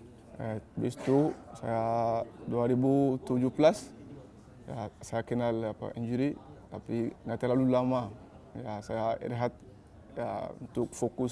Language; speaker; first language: Indonesian; non-native, learner; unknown